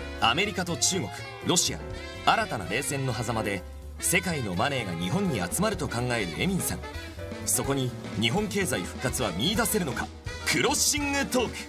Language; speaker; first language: Japanese; native; Japanese